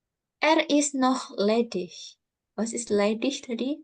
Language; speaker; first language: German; non-native, fluent; Indonesian